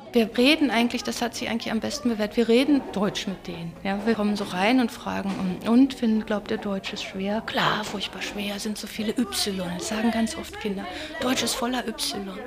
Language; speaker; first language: German; native; German